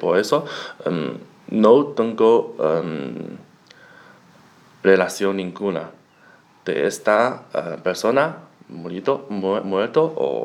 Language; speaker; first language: Spanish; non-native, learner; Chinese